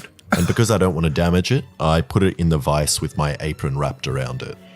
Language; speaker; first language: English; native; English